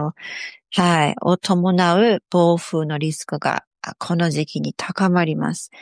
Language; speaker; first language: Japanese; native; Japanese